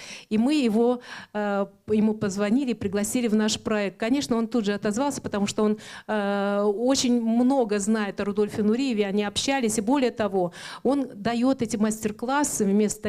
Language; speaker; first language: Russian; native; Russian